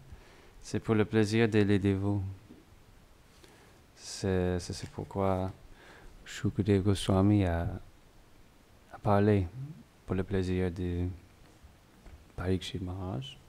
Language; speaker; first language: French; non-native, learner; English